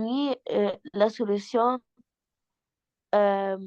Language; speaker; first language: French; non-native, learner; Arabic